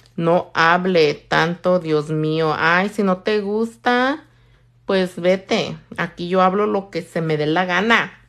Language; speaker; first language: Spanish; early bilingual, heritage; Spanish